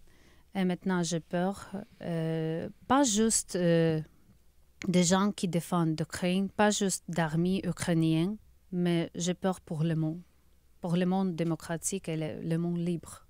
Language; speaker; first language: French; non-native, learner; Ukrainian